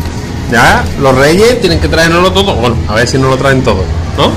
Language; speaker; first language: Spanish; native; Spanish